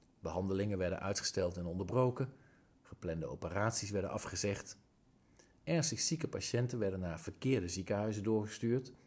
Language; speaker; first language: Dutch; native; Dutch